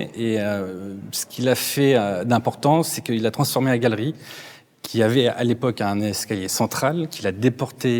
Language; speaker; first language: French; native; French